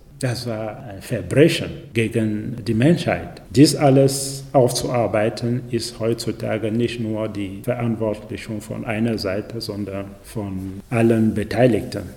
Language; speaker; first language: German; non-native, fluent; French